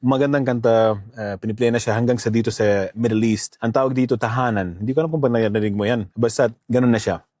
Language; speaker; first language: Filipino; early bilingual, heritage; Filipino